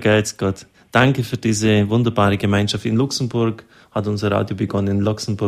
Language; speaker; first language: German; native; German